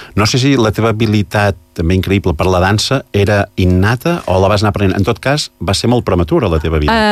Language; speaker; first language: Catalan; native; Catalan